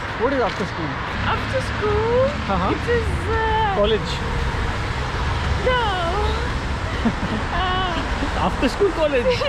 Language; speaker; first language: English; non-native, local second language; Hindi